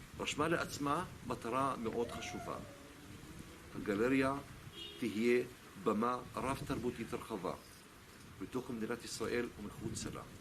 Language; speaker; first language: Hebrew; non-native, local second language; Arabic